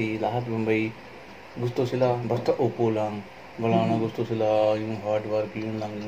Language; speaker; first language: Filipino; non-native, learner; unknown